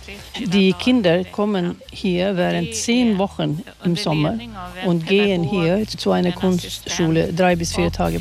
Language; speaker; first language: German; non-native, fluent; Swedish